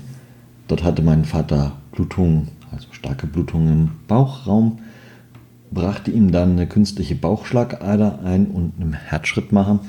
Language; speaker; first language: German; native; German